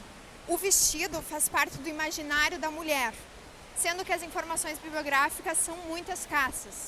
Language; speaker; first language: Portuguese; native; Portuguese